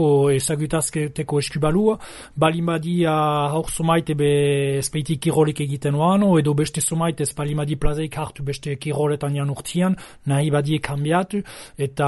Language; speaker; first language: Basque; native; Basque